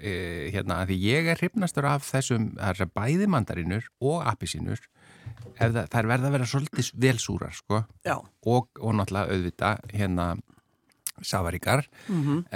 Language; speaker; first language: Icelandic; native; Icelandic